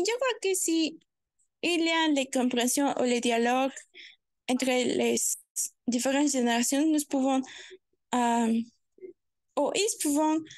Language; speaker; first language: French; non-native, learner; Spanish